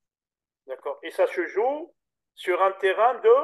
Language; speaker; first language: French; native; French